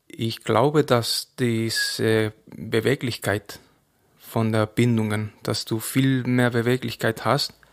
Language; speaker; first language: German; non-native, fluent; Spanish